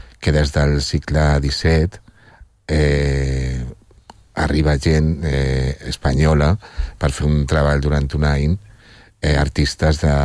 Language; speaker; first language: Catalan; non-native, local second language; Spanish